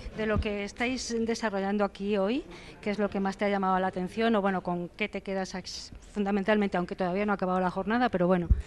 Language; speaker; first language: Spanish; native; Spanish